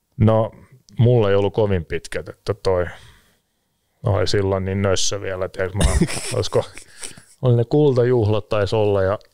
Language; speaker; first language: Finnish; early bilingual, other home language; Russian